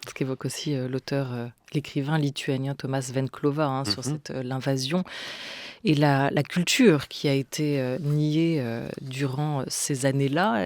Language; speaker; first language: French; native; French